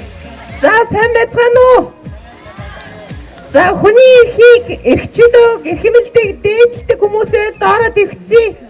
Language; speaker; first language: Mongolian; native; Mongolian